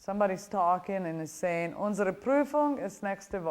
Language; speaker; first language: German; non-native, fluent; English